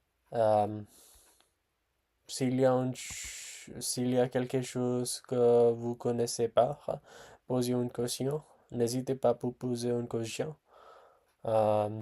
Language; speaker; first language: French; non-native, learner; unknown